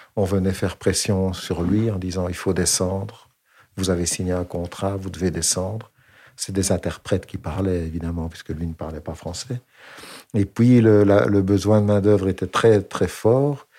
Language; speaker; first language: French; native; French